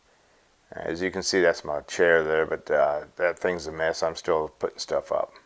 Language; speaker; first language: English; native; English